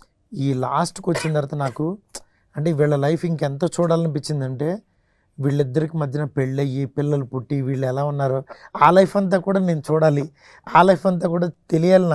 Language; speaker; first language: Telugu; native; Telugu